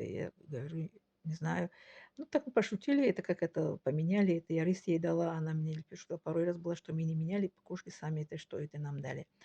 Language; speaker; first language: Russian; non-native, local second language; Tajik